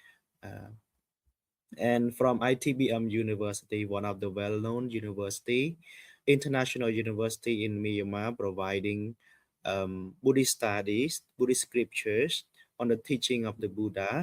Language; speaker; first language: English; non-native, fluent; Khmer